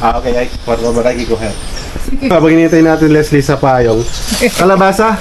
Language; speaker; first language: Filipino; native; Filipino